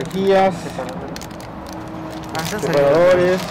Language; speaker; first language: Spanish; native; Spanish